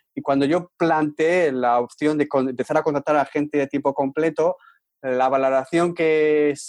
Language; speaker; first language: Spanish; native; Spanish